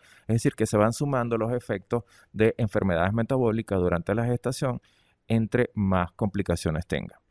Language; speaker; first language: Spanish; native; Spanish